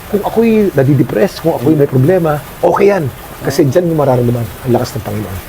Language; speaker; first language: Filipino; native; Filipino